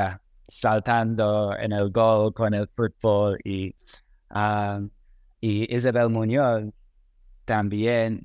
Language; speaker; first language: Spanish; non-native, fluent; English